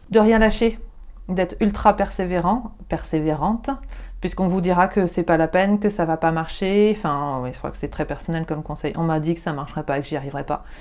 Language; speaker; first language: French; native; French